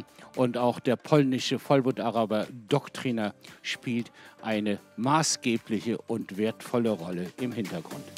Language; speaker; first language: German; native; German